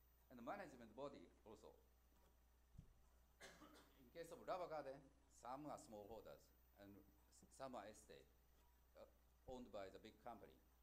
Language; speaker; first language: English; non-native, fluent; Japanese